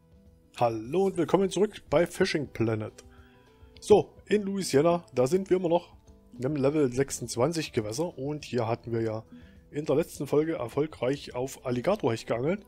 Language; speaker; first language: German; native; German